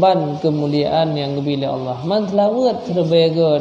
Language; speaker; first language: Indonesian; non-native, local second language; Achinese